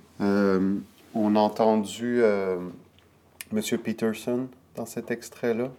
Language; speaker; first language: French; native; French